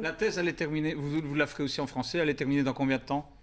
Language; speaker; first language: French; native; French